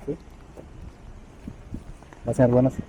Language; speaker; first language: Spanish; non-native, learner; Slovak